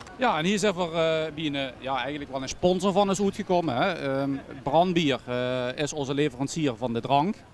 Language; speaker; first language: Dutch; native; Dutch